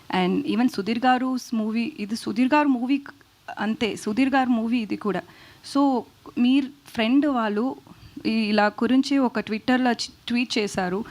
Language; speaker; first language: Telugu; non-native, learner; Tamil